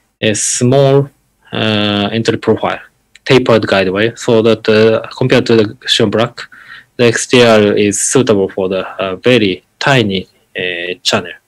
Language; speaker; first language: English; non-native, learner; Japanese